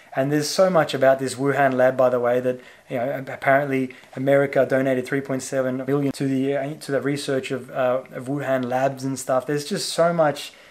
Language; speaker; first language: English; native; English